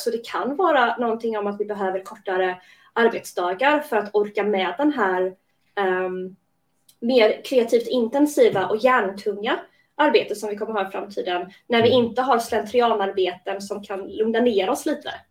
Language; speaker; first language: Swedish; native; Swedish